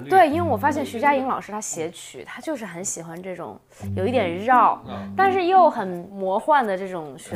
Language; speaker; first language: Chinese; native; Chinese